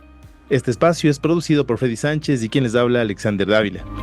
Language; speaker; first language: Spanish; native; Spanish